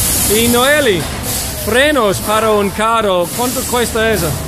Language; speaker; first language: Spanish; non-native, learner; English